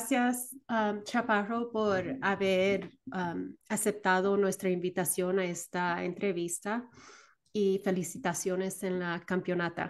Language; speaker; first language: Spanish; early bilingual, heritage; Spanish